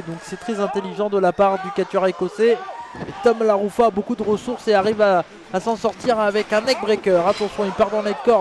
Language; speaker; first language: French; native; French